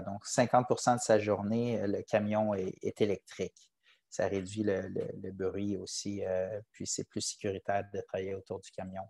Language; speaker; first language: French; native; French